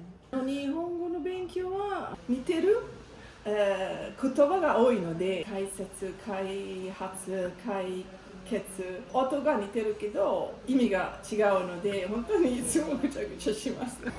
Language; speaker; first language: Japanese; non-native, learner; Italian